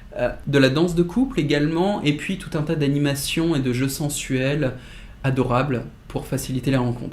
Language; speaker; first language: French; native; French